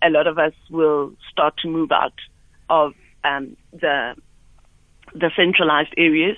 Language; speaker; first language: English; non-native, local second language; Southern Sotho